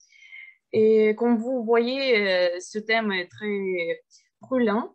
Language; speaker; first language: French; non-native, fluent; Russian